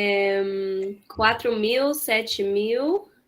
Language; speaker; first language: Portuguese; non-native, fluent; English